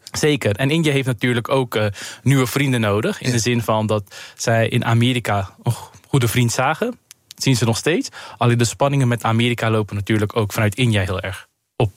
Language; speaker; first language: Dutch; native; Dutch